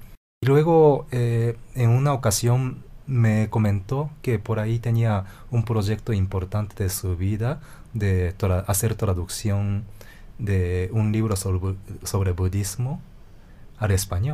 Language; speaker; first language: Spanish; non-native, fluent; Japanese